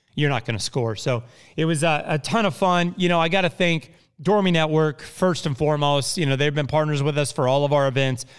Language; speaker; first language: English; native; English